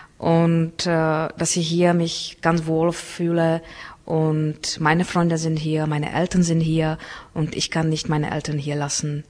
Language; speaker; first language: German; non-native, fluent; Czech